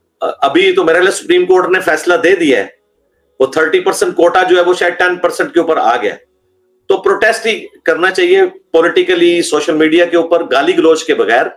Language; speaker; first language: Urdu; non-native, local second language; Punjabi